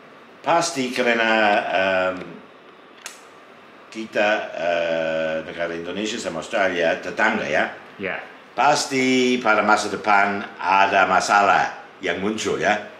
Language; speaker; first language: Indonesian; non-native, fluent; English